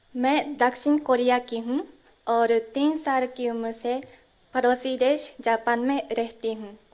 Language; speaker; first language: Hindi; non-native, fluent; Korean